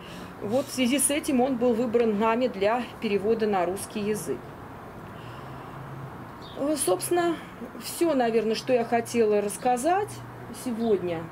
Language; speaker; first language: Russian; native; Russian